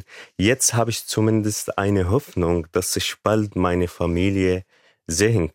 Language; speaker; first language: German; non-native, fluent; Arabic